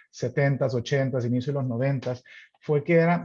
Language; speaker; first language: Spanish; native; Spanish